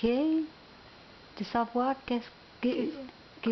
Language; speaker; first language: French; non-native, learner; Portuguese